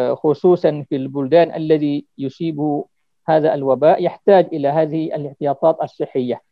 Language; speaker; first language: Arabic; non-native, fluent; Malay